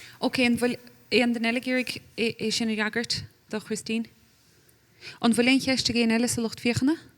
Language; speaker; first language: Irish; native; Irish